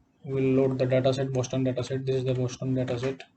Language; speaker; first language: English; non-native, local second language; Odia